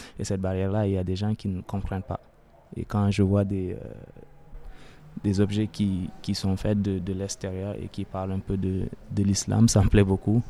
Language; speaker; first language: French; non-native, fluent; Arabic